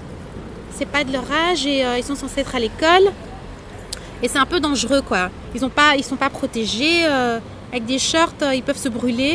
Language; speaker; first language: French; native; French